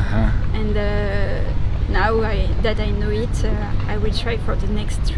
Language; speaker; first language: English; non-native, fluent; French